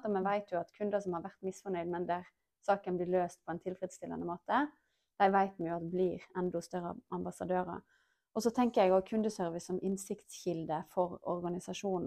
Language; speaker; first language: Norwegian; native; Norwegian